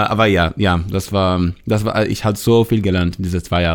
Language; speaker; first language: German; non-native, learner; Hebrew